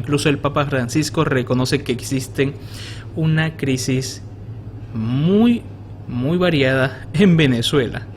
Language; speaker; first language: Spanish; native; Spanish